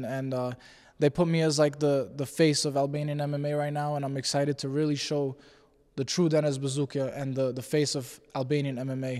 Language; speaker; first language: English; native; English